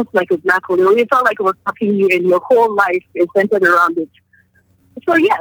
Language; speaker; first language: English; non-native, local second language; Yoruba